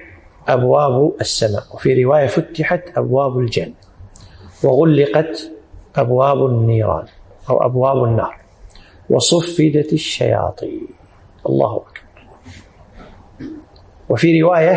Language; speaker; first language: Arabic; native; Arabic